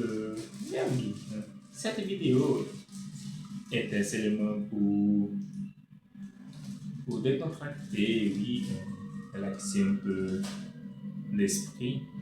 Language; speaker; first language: French; non-native, fluent; Portuguese